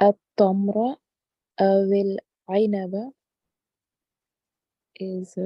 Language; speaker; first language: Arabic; non-native, learner; English